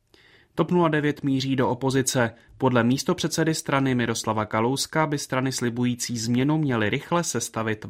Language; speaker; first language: Czech; native; Czech